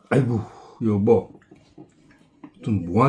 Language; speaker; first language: Korean; non-native, learner; Filipino